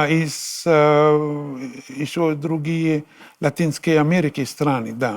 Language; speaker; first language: Russian; non-native, fluent; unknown